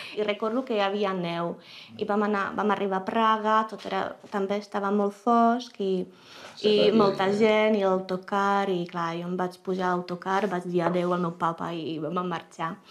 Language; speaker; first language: Catalan; non-native, fluent; Czech